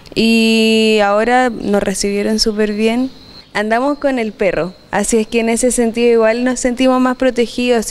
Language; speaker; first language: Spanish; native; Spanish